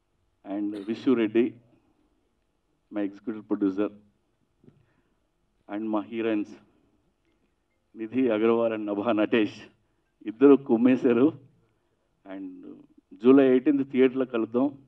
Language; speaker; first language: Telugu; native; Telugu